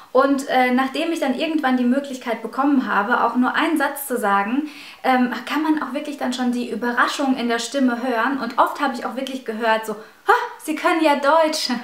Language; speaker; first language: German; early bilingual, other home language; Russian